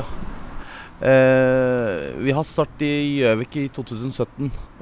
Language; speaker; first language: Norwegian; non-native, learner; Turkish